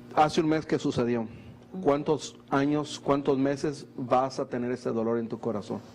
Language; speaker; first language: Spanish; native; Spanish